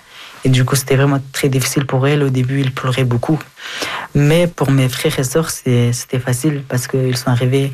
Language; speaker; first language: French; non-native, fluent; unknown